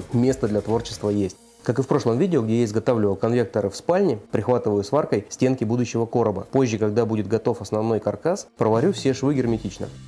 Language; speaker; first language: Russian; native; Russian